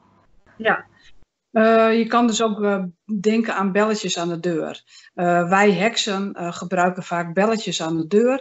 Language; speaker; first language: Dutch; native; Dutch